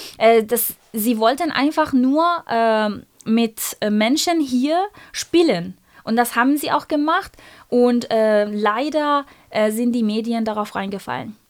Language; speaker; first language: German; non-native, fluent; Persian